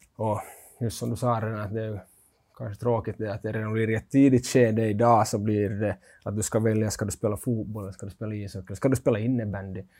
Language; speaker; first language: Swedish; native; Swedish